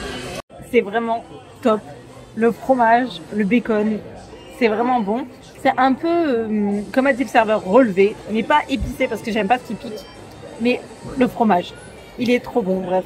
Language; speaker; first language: French; native; French